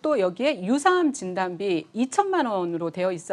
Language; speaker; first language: Korean; native; Korean